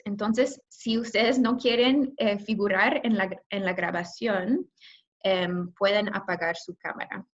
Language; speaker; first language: Spanish; non-native, fluent; English